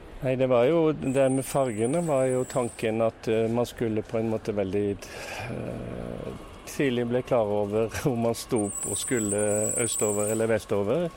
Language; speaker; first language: Norwegian; native; Norwegian